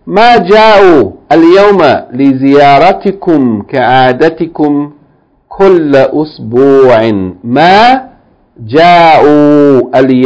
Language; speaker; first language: Arabic; non-native, fluent; English